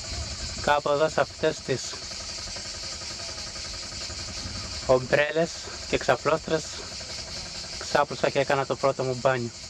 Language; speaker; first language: Greek; native; Greek